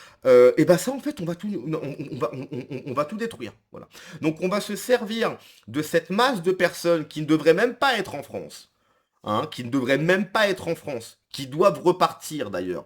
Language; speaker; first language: French; native; French